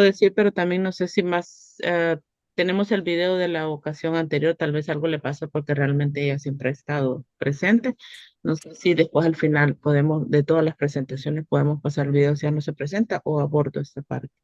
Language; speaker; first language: Spanish; native; Spanish